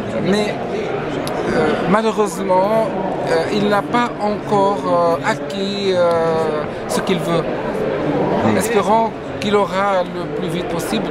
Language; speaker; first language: French; non-native, local second language; Arabic